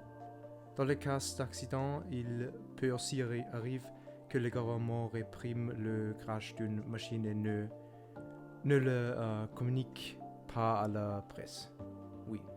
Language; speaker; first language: French; non-native, learner; German